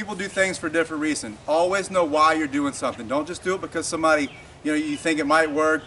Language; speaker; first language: English; native; English